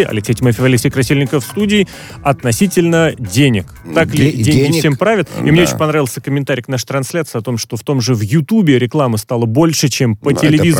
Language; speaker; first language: Russian; native; Russian